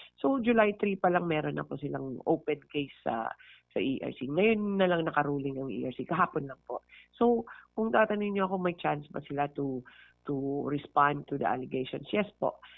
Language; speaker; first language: Filipino; non-native, local second language; Hiligaynon